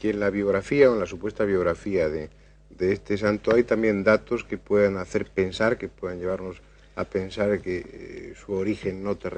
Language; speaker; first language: Spanish; native; Spanish